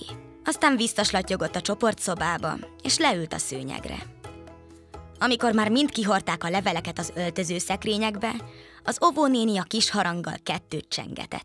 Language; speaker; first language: Hungarian; native; Hungarian